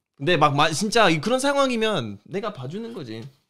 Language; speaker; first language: Korean; non-native, fluent; English